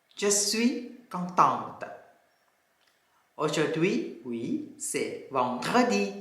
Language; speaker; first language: French; non-native, fluent; Thai